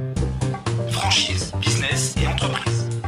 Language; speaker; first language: French; native; French